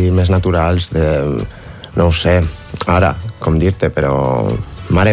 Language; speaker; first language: Catalan; non-native, learner; Spanish